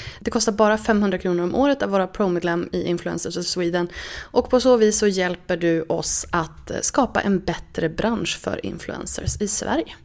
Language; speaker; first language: Swedish; native; Swedish